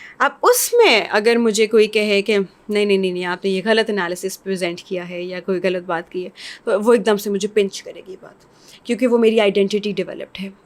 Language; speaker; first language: Urdu; non-native, local second language; English